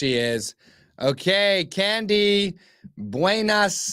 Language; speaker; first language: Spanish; non-native, learner; English